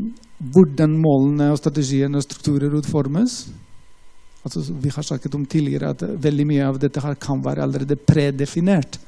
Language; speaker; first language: Norwegian; non-native, fluent; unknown